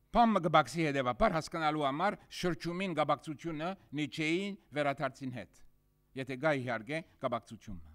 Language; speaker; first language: Armenian; early bilingual, heritage; Armenian